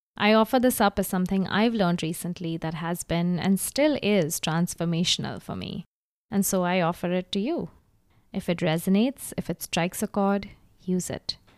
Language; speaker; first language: English; non-native, local second language; Gujarati